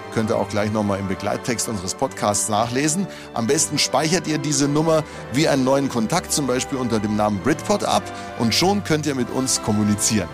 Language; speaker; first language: German; native; German